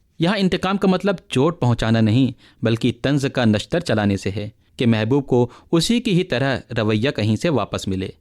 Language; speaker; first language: Urdu; native; Urdu